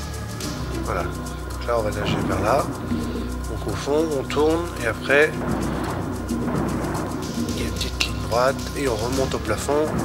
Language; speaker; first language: French; native; French